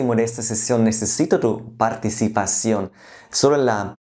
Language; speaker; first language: Spanish; non-native, fluent; German